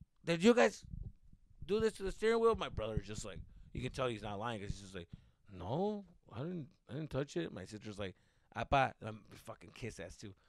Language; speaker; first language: English; early bilingual, other home language; Spanish